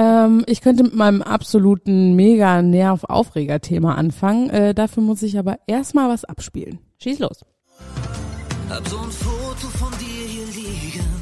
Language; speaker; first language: German; native; German